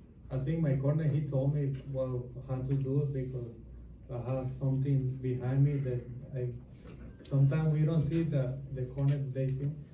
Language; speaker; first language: English; non-native, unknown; Spanish